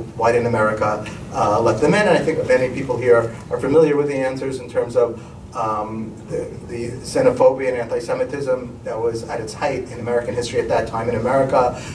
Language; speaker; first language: English; native; English